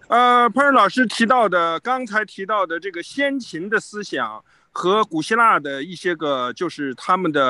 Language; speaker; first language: Chinese; native; Chinese